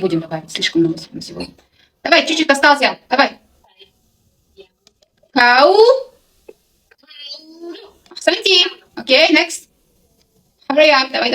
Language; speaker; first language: Russian; non-native, local second language; Kazakh